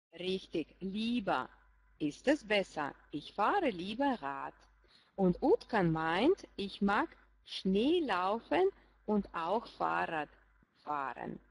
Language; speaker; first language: German; non-native, fluent; Russian